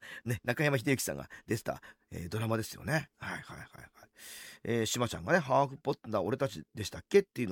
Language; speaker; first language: Japanese; native; Japanese